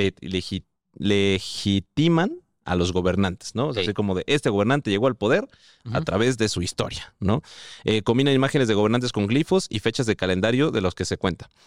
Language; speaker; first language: Spanish; native; Spanish